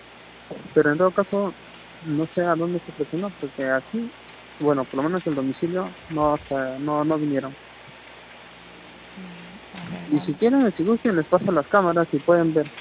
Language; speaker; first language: Spanish; native; Spanish